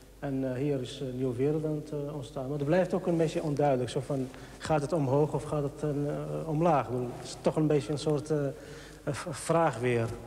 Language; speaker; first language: Dutch; non-native, fluent; Arabic